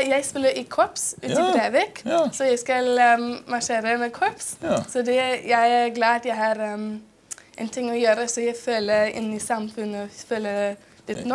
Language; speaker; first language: Norwegian; non-native, fluent; English